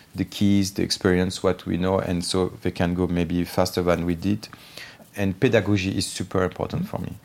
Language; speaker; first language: English; non-native, fluent; Armenian